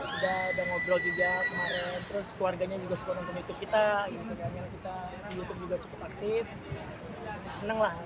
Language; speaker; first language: Indonesian; native; Indonesian